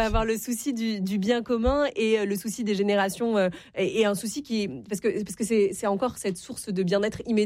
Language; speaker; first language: French; native; French